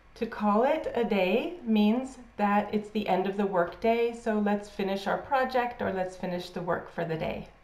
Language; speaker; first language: English; native; English